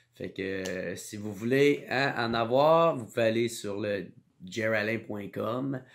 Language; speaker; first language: French; native; French